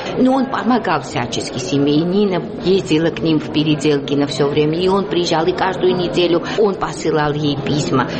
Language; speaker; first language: Russian; non-native, local second language; Georgian